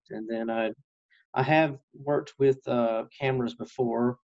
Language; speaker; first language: English; native; English